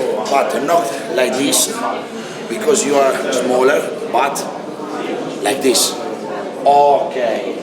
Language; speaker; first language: English; non-native, learner; Italian